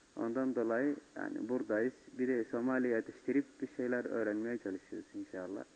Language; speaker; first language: Turkish; non-native, learner; Somali